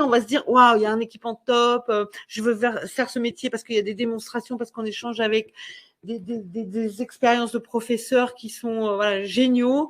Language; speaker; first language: French; native; French